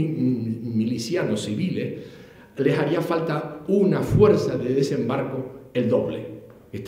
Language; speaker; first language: Spanish; native; Spanish